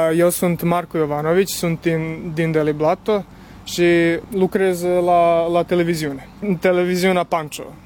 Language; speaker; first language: Romanian; early bilingual, heritage; Romanian